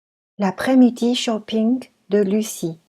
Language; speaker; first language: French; non-native, fluent; Chinese